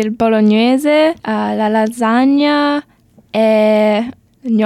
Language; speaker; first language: Italian; non-native, learner; English